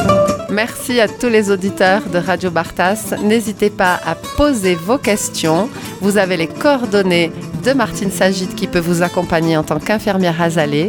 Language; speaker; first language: French; native; French